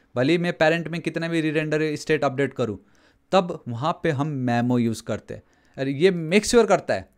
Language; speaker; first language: Hindi; non-native, local second language; Nepali